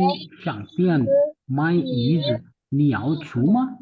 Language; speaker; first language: Chinese; non-native, learner; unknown